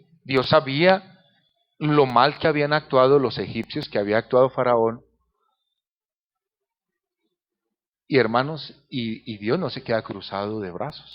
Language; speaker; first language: Spanish; native; Spanish